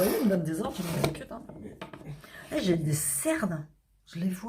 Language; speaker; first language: French; native; French